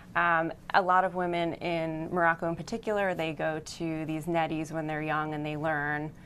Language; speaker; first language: English; native; English